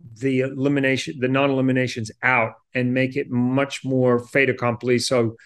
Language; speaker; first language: English; native; English